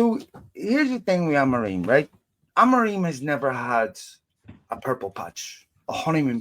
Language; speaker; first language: English; native; English